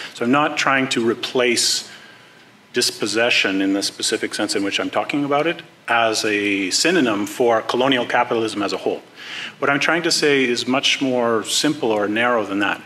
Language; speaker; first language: English; native; English